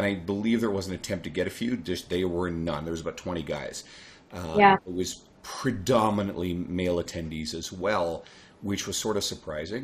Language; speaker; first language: English; native; English